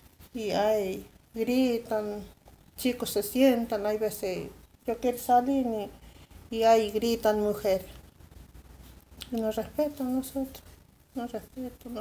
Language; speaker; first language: Spanish; non-native, local second language; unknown